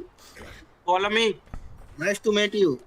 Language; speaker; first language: English; non-native, learner; Hindi